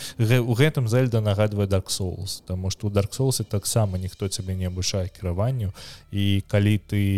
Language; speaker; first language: Belarusian; non-native, local second language; Russian